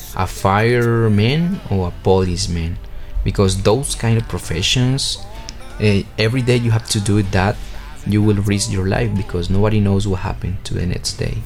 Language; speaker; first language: English; non-native, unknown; Spanish